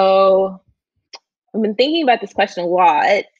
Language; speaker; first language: English; native; English